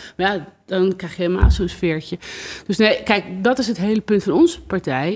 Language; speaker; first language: Dutch; native; Dutch